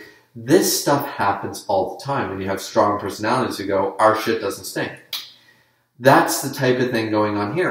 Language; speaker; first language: English; native; English